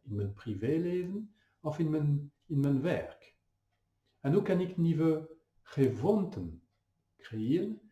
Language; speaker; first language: Dutch; non-native, fluent; French